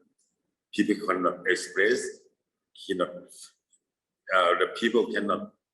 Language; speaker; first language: English; non-native, fluent; Thai